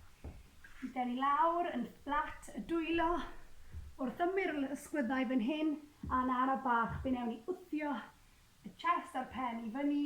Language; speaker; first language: Welsh; native; Welsh